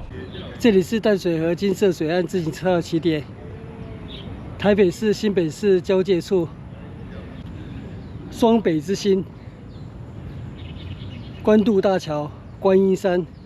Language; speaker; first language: Chinese; native; Chinese